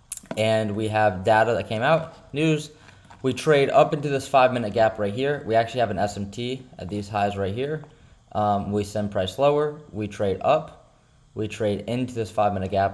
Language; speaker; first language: English; native; English